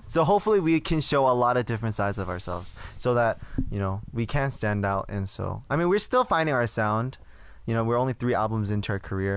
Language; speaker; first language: English; early bilingual, other home language; Korean